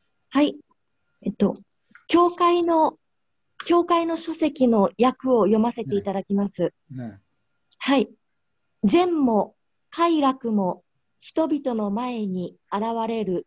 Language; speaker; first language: Japanese; native; Japanese